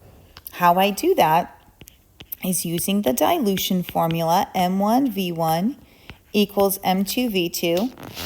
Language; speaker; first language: English; native; English